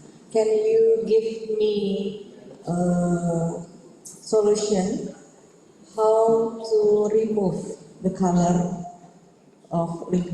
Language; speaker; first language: English; non-native, learner; Indonesian